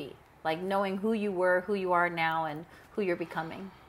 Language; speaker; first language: English; native; English